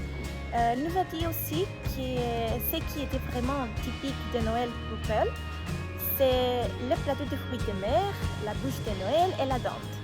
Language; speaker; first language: French; non-native, learner; Greek